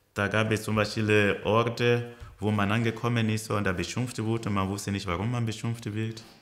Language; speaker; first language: German; early bilingual, other home language; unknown